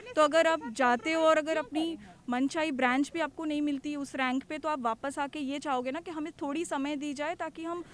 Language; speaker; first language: Hindi; native; Hindi